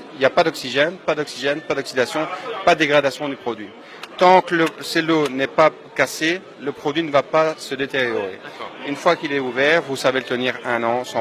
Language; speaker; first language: French; native; French